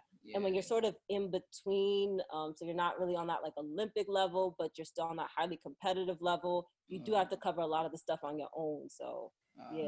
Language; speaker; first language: English; native; English